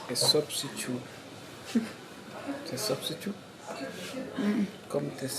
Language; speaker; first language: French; non-native, learner; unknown